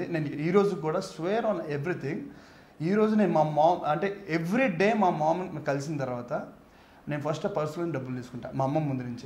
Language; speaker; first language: Telugu; native; Telugu